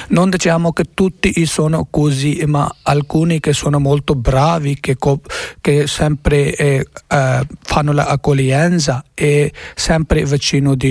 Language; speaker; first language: Italian; non-native, learner; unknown